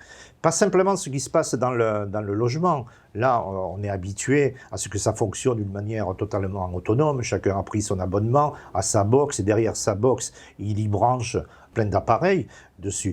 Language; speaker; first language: French; native; French